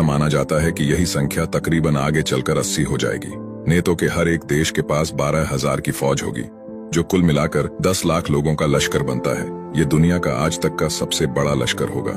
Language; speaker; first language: Hindi; native; Hindi